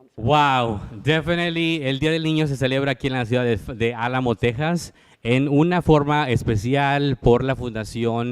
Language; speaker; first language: Spanish; early bilingual, heritage; Spanish